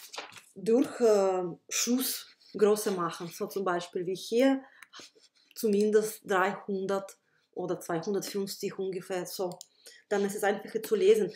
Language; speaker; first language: German; non-native, fluent; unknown